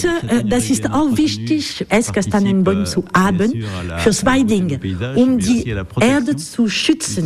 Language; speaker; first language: German; non-native, learner; French